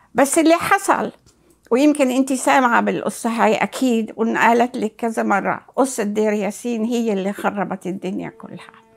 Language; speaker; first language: Arabic; native; Arabic